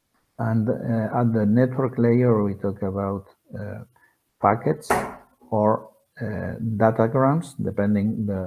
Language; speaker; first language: English; non-native, fluent; Spanish